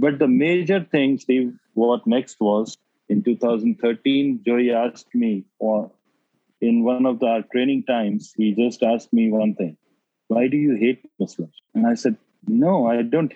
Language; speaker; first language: English; non-native, local second language; Hindi